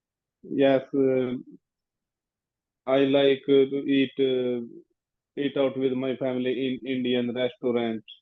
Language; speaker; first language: English; non-native, learner; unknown